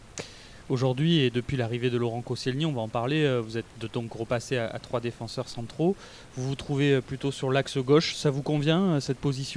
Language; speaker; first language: French; native; French